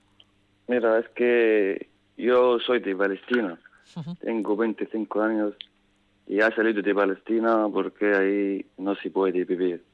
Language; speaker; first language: Spanish; non-native, learner; Arabic